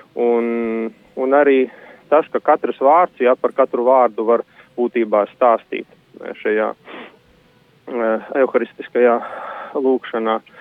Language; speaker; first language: Latvian; native; Latvian